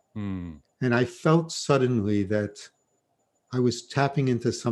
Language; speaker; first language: English; native; English